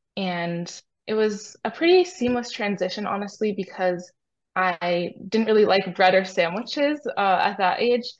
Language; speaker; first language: English; native; English